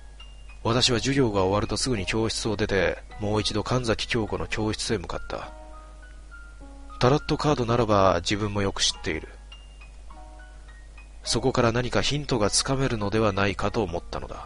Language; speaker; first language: Japanese; native; Japanese